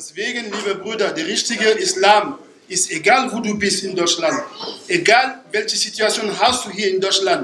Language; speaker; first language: German; non-native, fluent; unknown